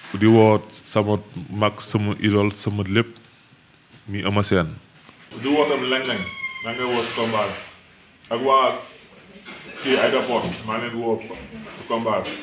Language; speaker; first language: Wolof; native; Wolof